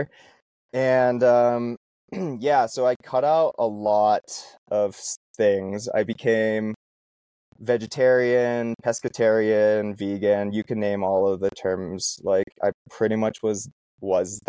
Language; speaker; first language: English; native; English